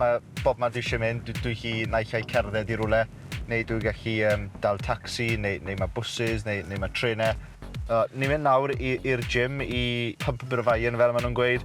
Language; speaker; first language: Welsh; native; Welsh